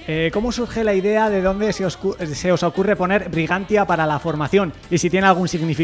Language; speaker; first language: Spanish; native; Spanish